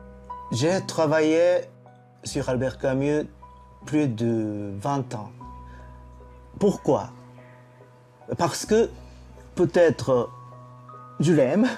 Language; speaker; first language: French; non-native, fluent; Japanese